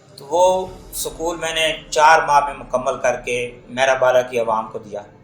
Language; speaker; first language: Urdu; non-native, local second language; Northern Hindko